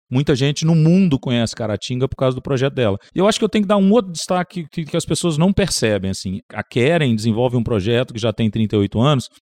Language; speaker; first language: Portuguese; native; Portuguese